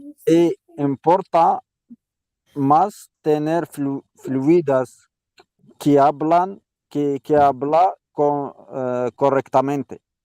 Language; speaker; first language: Spanish; non-native, learner; Arabic